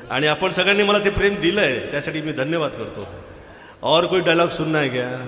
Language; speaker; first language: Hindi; native; Hindi